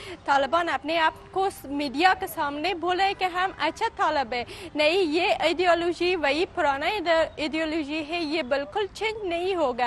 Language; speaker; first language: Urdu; non-native, learner; Pashto